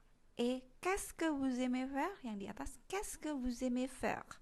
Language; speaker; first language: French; non-native, fluent; Indonesian